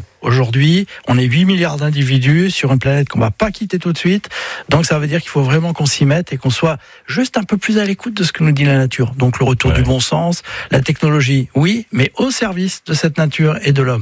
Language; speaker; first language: French; native; French